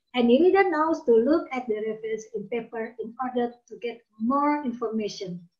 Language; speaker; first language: English; non-native, fluent; Indonesian